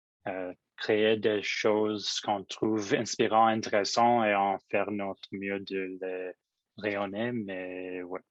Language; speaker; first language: French; non-native, local second language; English